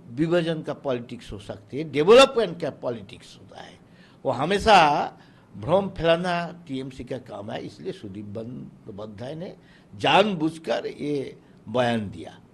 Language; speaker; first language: Hindi; non-native, local second language; Bangla